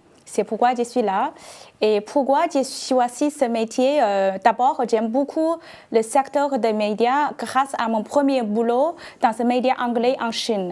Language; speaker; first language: French; non-native, fluent; Chinese